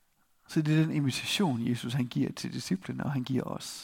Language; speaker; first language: Danish; native; Danish